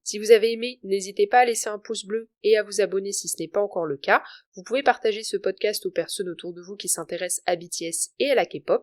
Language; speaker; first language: French; native; French